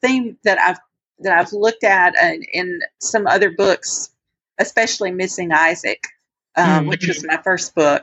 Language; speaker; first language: English; native; English